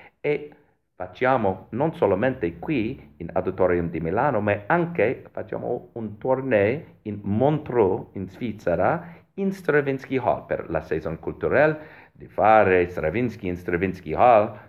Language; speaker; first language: Italian; non-native, fluent; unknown